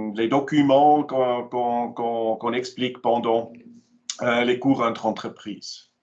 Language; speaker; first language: French; non-native, local second language; German